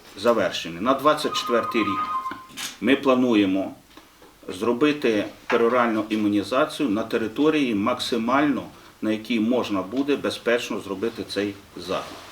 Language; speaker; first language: Ukrainian; native; Ukrainian